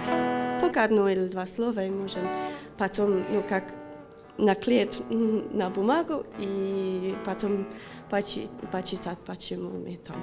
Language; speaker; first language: Russian; non-native, local second language; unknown